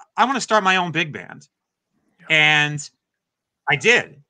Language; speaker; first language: English; native; English